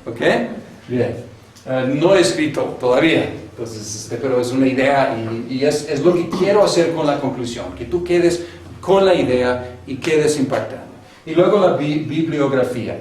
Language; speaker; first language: Spanish; non-native, fluent; English